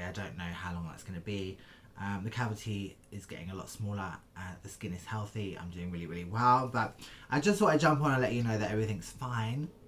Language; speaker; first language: English; native; English